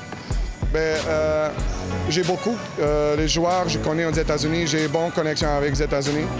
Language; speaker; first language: French; non-native, learner; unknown